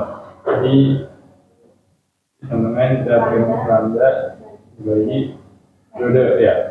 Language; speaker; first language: Indonesian; native; Indonesian